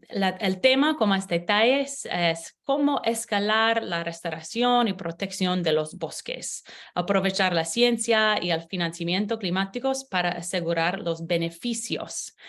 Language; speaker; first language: Spanish; non-native, learner; English